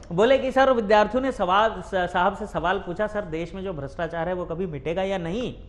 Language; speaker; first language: Hindi; native; Hindi